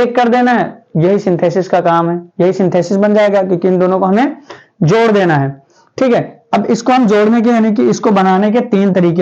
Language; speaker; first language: Hindi; native; Hindi